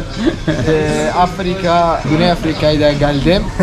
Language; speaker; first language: Turkish; non-native, learner; Kurdish